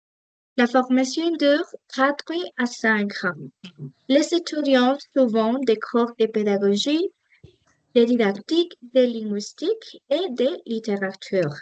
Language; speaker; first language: French; non-native, learner; Spanish